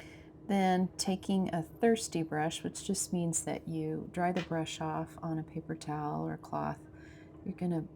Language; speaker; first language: English; native; English